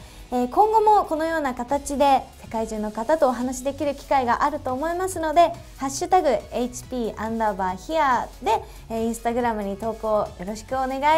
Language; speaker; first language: Japanese; native; Japanese